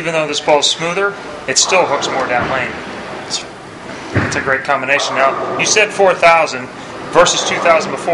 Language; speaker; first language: English; native; English